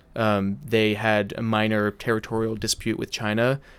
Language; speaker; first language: English; early bilingual, heritage; English